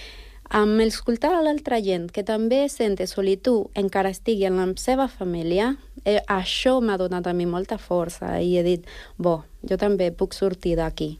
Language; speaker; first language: Catalan; non-native, fluent; Spanish